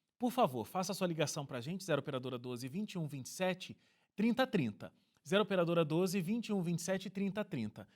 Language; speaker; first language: Portuguese; native; Portuguese